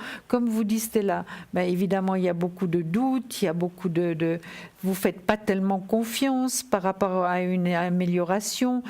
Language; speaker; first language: French; native; French